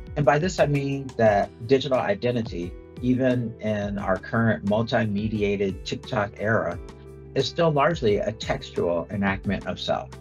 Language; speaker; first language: English; native; English